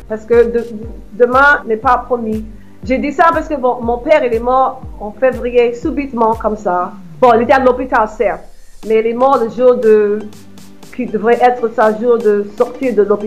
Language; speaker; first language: French; non-native, fluent; English